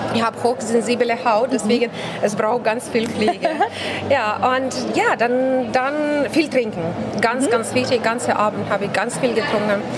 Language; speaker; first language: German; non-native, fluent; Ukrainian